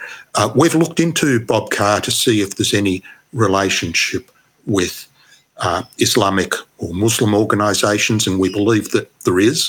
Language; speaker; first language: English; native; English